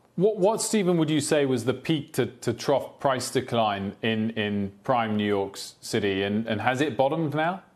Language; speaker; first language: English; native; English